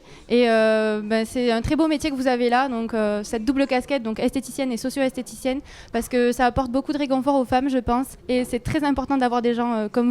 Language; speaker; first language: French; native; French